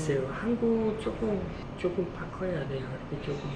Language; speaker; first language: Korean; non-native, learner; Portuguese